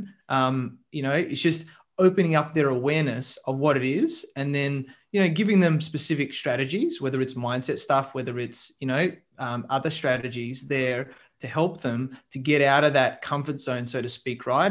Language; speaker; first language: English; native; English